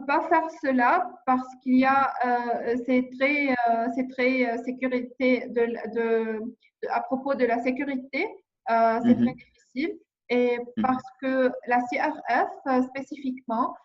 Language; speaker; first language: French; non-native, learner; English